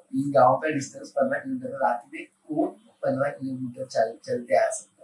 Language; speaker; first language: Hindi; non-native, local second language; Marathi